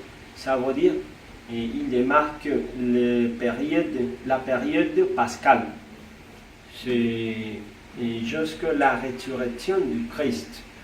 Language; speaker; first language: French; non-native, learner; Spanish